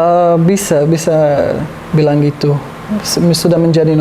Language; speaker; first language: Indonesian; non-native, learner; Arabic